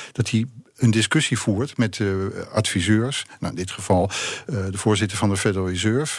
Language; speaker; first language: Dutch; native; Dutch